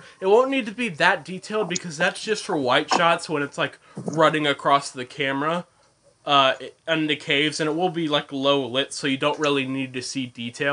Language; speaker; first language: English; native; English